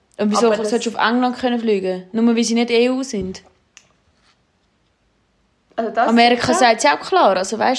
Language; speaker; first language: German; native; German